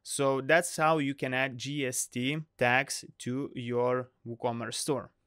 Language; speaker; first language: English; non-native, fluent; Lithuanian